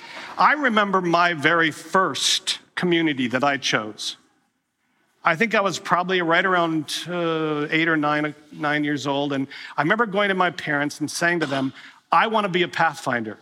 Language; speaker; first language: English; native; English